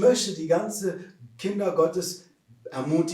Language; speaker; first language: German; non-native, fluent; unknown